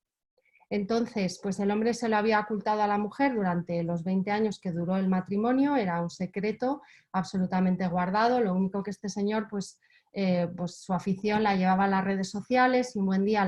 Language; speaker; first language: Spanish; native; Spanish